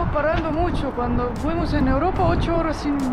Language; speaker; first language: Spanish; native; Spanish